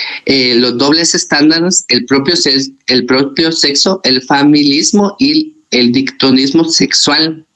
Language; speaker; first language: Spanish; native; Spanish